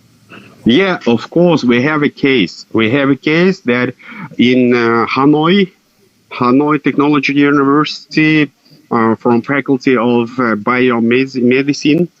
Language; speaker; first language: English; non-native, fluent; Russian